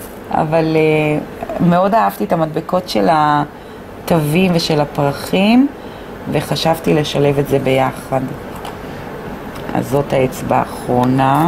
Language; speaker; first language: Hebrew; native; Hebrew